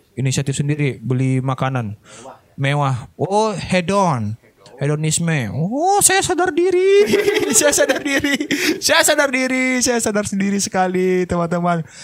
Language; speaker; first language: Indonesian; non-native, local second language; Minangkabau